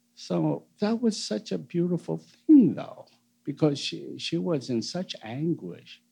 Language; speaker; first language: English; native; English